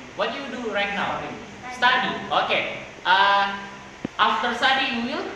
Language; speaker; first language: English; non-native, learner; Indonesian